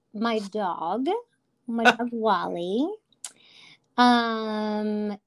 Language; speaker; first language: English; native; English